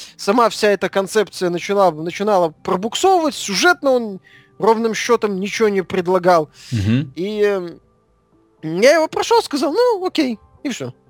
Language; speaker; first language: Russian; native; Russian